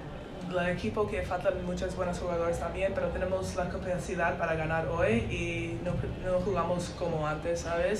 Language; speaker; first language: Spanish; non-native, learner; English